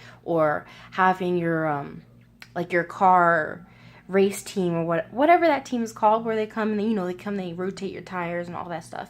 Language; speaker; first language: English; native; English